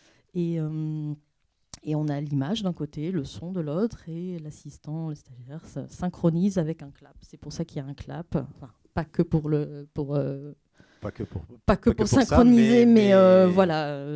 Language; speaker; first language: French; native; French